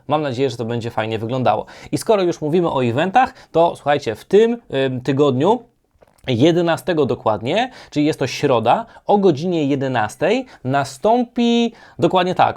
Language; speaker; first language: Polish; native; Polish